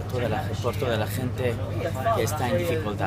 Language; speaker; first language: Spanish; non-native, fluent; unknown